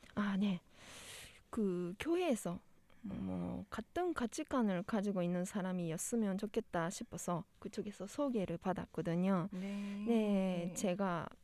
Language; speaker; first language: Korean; non-native, fluent; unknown